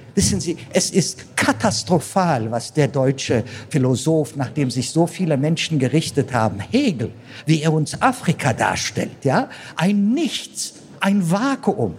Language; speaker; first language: German; non-native, fluent; Amharic